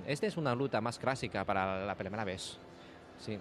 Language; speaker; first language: Spanish; non-native, learner; Chinese